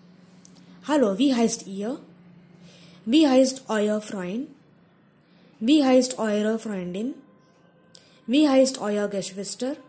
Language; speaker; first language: German; non-native, fluent; Marathi